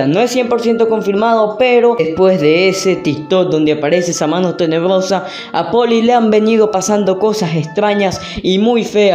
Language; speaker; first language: Spanish; native; Spanish